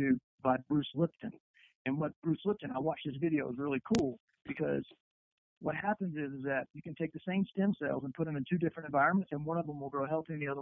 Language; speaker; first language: English; native; English